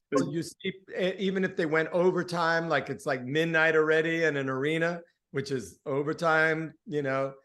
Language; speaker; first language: English; early bilingual, other home language; Spanish